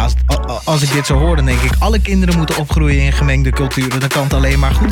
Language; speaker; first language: Dutch; native; Dutch